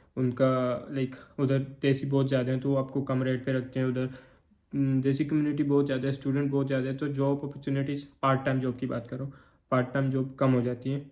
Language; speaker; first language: Urdu; non-native, local second language; Northern Hindko